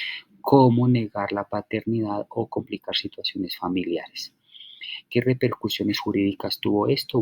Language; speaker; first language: Spanish; native; Spanish